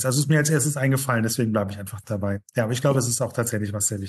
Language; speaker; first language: German; native; German